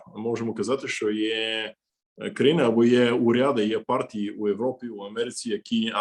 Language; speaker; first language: Ukrainian; non-native, fluent; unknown